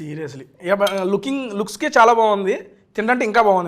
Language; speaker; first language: Telugu; native; Telugu